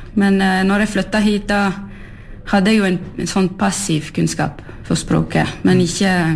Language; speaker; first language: Norwegian; non-native, fluent; French